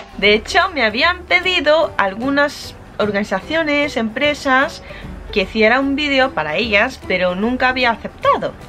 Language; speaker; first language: Spanish; non-native, fluent; Japanese